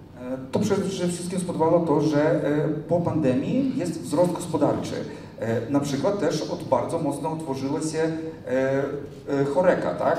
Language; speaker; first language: Polish; non-native, fluent; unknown